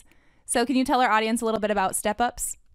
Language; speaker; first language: English; native; English